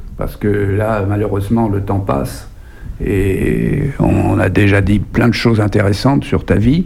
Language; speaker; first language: French; native; French